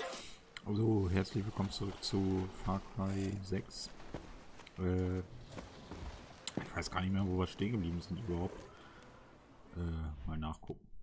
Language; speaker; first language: German; native; German